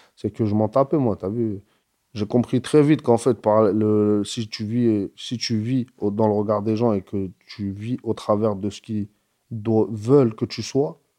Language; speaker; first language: French; early bilingual, other home language; Arabic